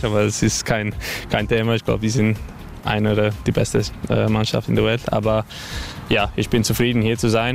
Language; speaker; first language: German; non-native, learner; English